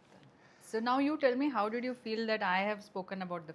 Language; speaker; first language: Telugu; non-native, fluent; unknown